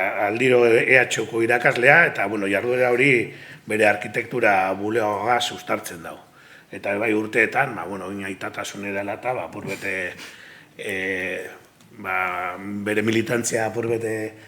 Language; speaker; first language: Basque; native; Basque